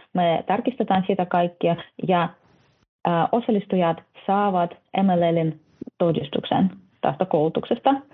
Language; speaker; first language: Finnish; non-native, fluent; Russian